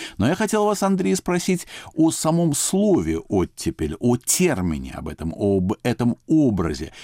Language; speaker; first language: Russian; native; Russian